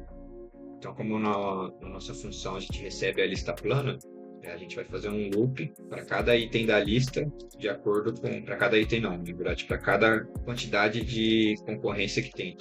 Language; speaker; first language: Portuguese; native; Portuguese